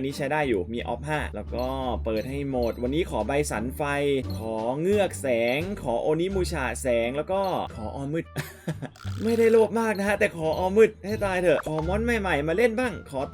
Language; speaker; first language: Thai; native; Thai